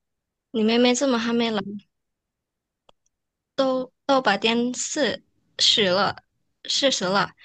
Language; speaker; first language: Chinese; non-native, learner; Indonesian